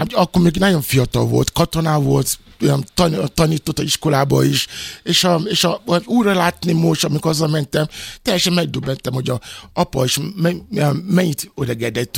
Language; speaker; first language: Hungarian; non-native, fluent; Yoruba